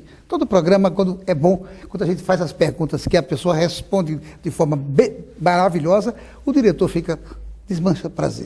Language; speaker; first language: Portuguese; native; Portuguese